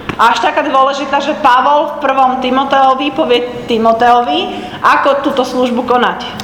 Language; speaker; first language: Slovak; native; Slovak